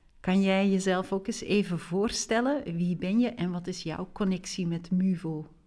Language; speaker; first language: Dutch; native; Dutch